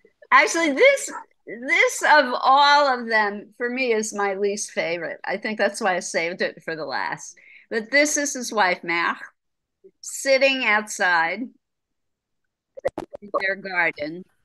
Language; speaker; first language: English; native; English